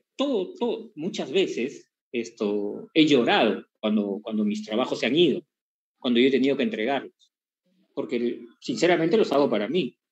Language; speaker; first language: Spanish; native; Spanish